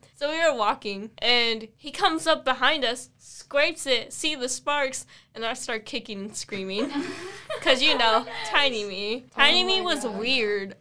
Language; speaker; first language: English; native; English